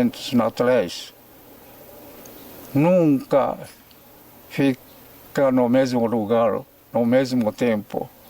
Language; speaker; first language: Portuguese; non-native, fluent; Japanese